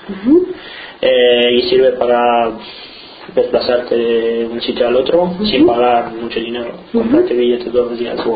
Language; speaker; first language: Spanish; non-native, fluent; Romanian